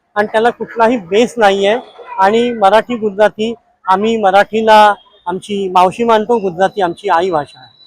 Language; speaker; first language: Marathi; non-native, local second language; Gujarati